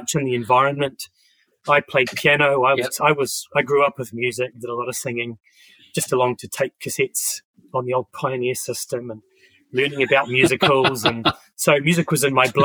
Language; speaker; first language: English; native; English